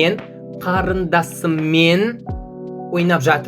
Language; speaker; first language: Kazakh; non-native, learner; Russian